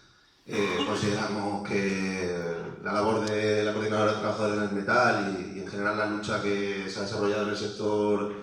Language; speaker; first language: Spanish; native; Spanish